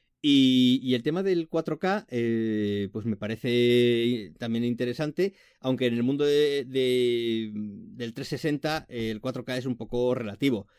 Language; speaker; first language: Spanish; native; Spanish